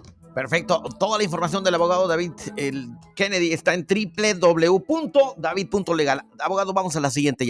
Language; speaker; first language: Spanish; native; Spanish